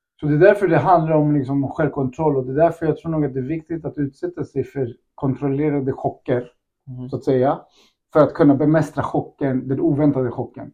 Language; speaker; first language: Swedish; early bilingual, other home language; Spanish